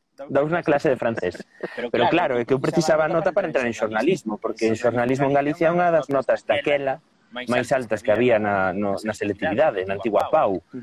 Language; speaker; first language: Galician; non-native, local second language; Spanish